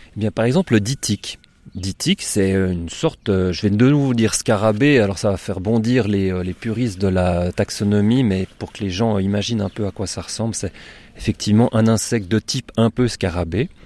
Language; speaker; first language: French; native; French